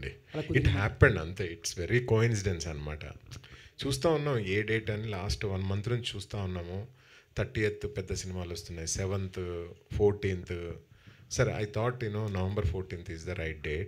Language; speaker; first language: Telugu; native; Telugu